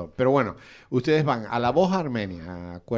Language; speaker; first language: Spanish; native; Spanish